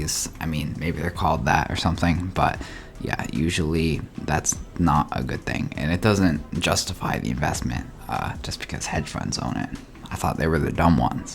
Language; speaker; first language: English; native; English